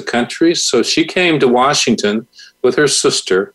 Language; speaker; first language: English; native; English